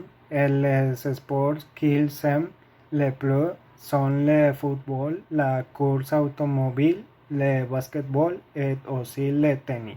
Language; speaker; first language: French; non-native, learner; Spanish